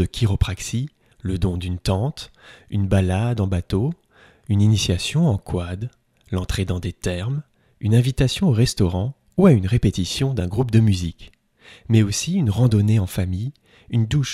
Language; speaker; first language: French; native; French